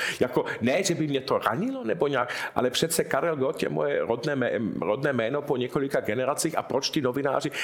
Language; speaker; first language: Czech; early bilingual, heritage; Czech